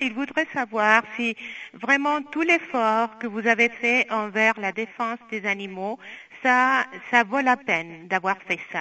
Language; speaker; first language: French; non-native, fluent; Spanish